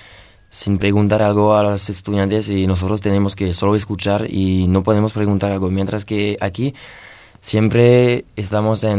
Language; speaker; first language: Spanish; non-native, learner; French